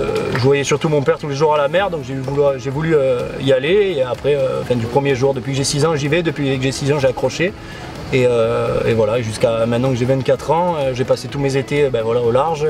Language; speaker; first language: French; native; French